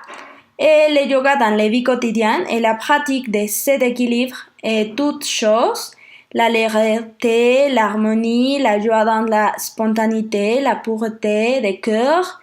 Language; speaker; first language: French; non-native, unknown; Spanish